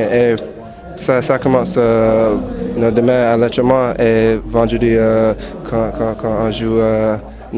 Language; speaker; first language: French; non-native, learner; English